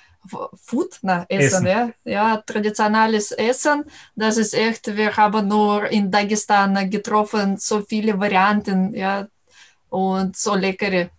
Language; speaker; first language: German; non-native, learner; Russian